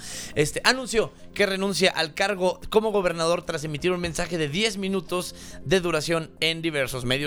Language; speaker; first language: Spanish; native; Spanish